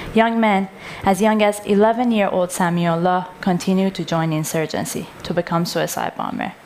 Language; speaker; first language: English; non-native, fluent; Persian